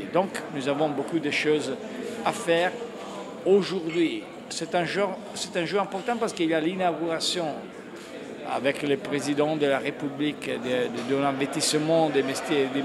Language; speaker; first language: French; non-native, fluent; Italian